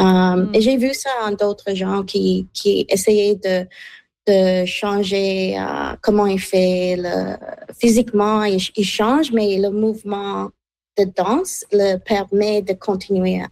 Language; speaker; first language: French; non-native, fluent; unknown